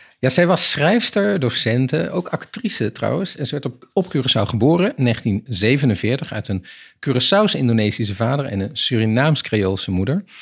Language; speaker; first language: Dutch; native; Dutch